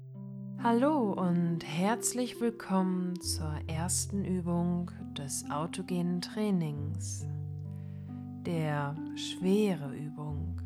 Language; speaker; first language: German; native; German